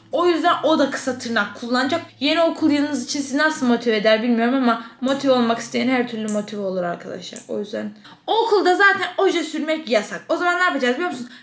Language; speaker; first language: Turkish; native; Turkish